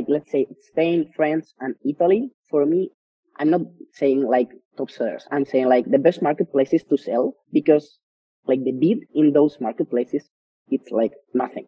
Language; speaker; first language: English; non-native, fluent; Spanish